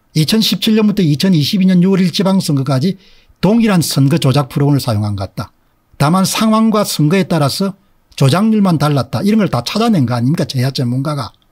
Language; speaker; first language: Korean; native; Korean